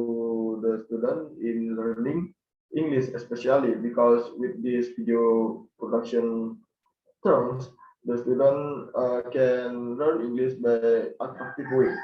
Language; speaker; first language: English; non-native, learner; Indonesian